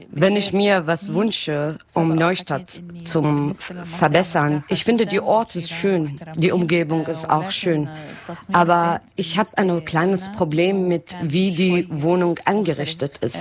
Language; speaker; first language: German; non-native, learner; Arabic